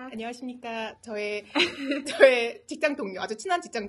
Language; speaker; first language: Korean; native; Korean